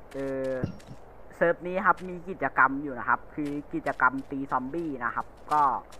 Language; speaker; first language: Thai; native; Thai